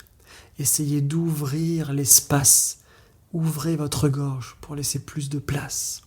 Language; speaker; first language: French; native; French